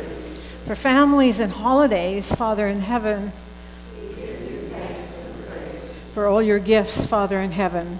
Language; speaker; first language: English; native; English